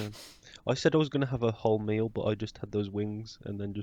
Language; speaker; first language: English; native; English